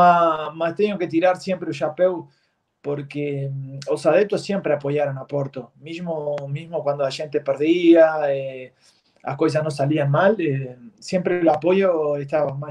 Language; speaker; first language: Portuguese; non-native, fluent; Spanish